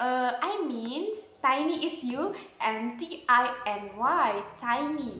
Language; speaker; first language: English; non-native, learner; Indonesian